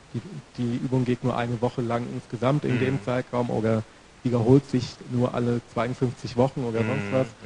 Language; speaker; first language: German; native; German